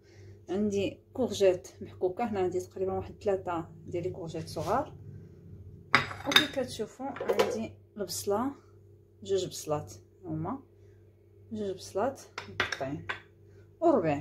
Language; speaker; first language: Arabic; native; Arabic